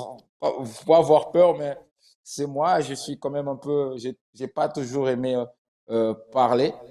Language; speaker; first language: French; non-native, fluent; Portuguese